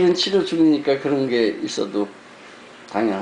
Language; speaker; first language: Korean; native; Korean